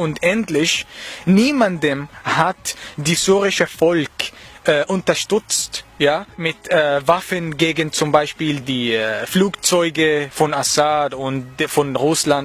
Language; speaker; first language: German; non-native, learner; Arabic